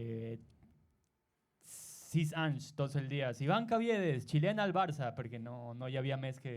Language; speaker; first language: Catalan; non-native, learner; Spanish